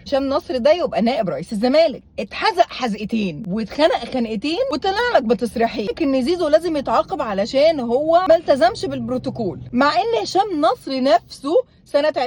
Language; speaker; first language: Arabic; native; Arabic